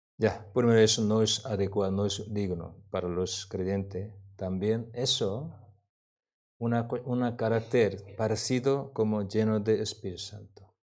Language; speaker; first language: Spanish; non-native, learner; Korean